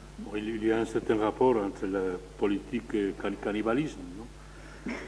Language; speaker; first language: French; non-native, fluent; Spanish